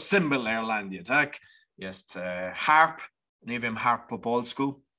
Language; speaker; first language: Polish; non-native, learner; English